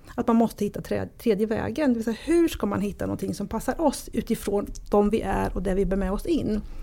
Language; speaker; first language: Swedish; early bilingual, other home language; Italian